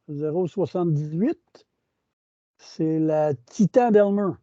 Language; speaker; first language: French; native; French